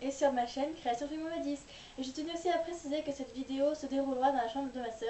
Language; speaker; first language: French; native; French